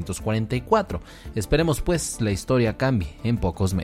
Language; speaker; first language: Spanish; native; Spanish